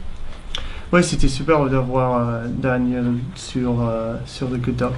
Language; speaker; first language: French; non-native, fluent; English